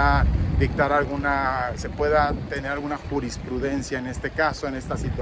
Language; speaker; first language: Spanish; native; Spanish